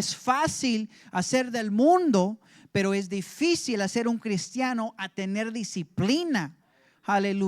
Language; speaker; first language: Spanish; early bilingual, heritage; English